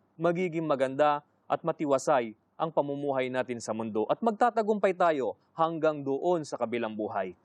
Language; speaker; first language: Filipino; native; Filipino